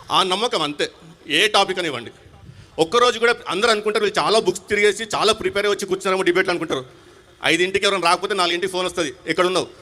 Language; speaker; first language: Telugu; non-native, local second language; Hindi